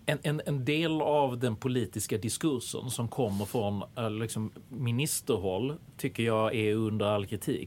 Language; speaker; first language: Swedish; native; Swedish